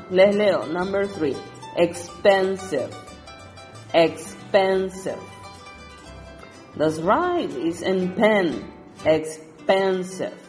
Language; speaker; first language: English; non-native, fluent; Spanish